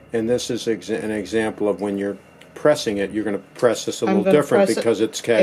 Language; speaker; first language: English; native; English